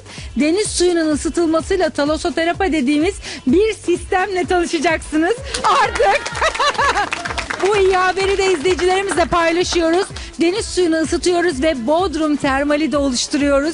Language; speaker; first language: Turkish; native; Turkish